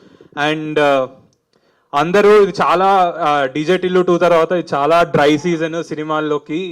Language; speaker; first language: Telugu; native; Telugu